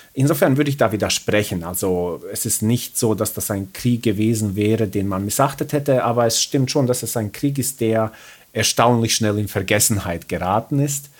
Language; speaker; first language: German; early bilingual, other home language; Bosnian